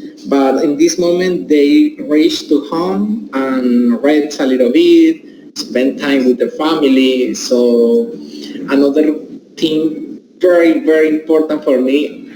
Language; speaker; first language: English; non-native, learner; Spanish